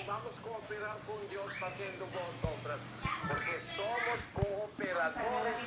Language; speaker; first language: Spanish; non-native, learner; Portuguese